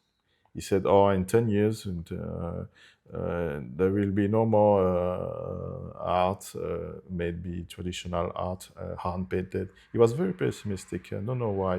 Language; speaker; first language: English; non-native, fluent; Italian